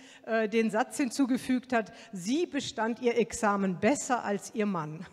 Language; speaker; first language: German; native; German